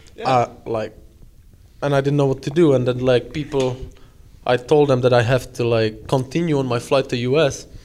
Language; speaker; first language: English; non-native, fluent; Czech